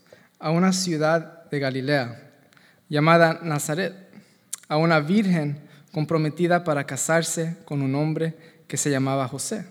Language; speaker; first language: Spanish; native; Spanish